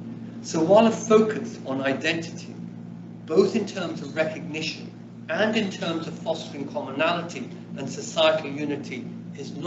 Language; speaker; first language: English; early bilingual, other home language; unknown